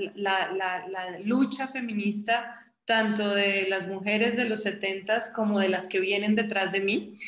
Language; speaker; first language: Spanish; native; Spanish